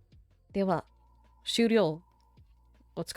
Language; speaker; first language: Japanese; non-native, learner; English